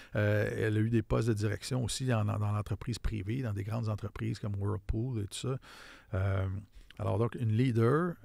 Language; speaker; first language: French; native; French